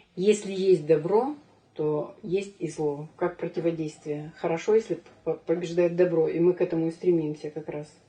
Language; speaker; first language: Russian; native; Russian